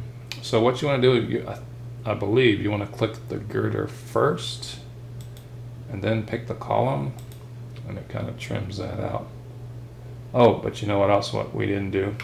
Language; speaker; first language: English; native; English